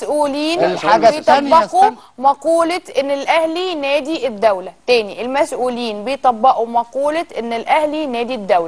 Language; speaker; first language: Arabic; native; Arabic